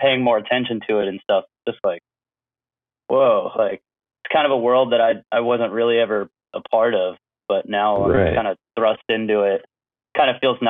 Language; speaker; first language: English; native; English